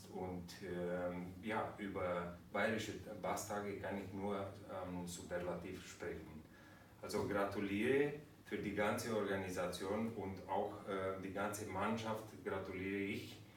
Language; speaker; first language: German; non-native, fluent; Romanian